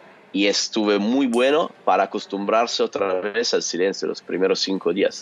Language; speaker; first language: Spanish; non-native, fluent; Italian